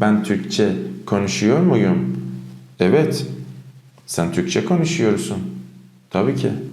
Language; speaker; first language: Turkish; non-native, fluent; Persian